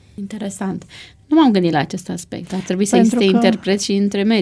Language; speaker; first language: Romanian; native; Romanian